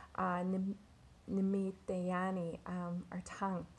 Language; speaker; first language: English; native; English